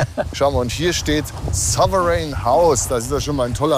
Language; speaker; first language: German; native; German